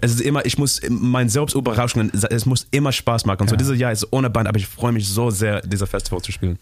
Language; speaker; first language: German; non-native, learner; Shona